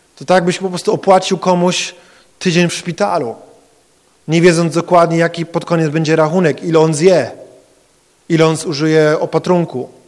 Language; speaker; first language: Polish; early bilingual, heritage; Polish